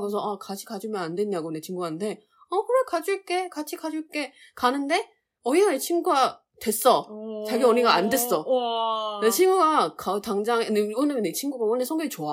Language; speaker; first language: Korean; non-native, learner; Chinese